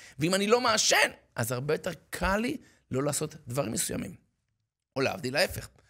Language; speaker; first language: Hebrew; native; Hebrew